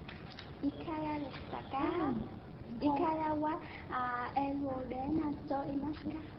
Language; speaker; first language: Japanese; non-native, learner; Vietnamese